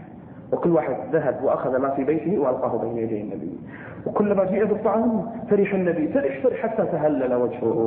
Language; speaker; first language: Arabic; native; Arabic